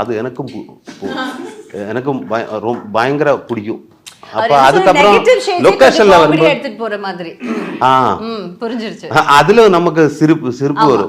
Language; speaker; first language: Tamil; non-native, learner; Malayalam